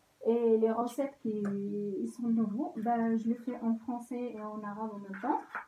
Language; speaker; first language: French; non-native, local second language; Arabic